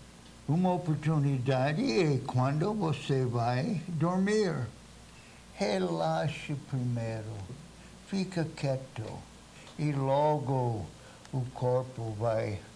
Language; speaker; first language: Portuguese; non-native, fluent; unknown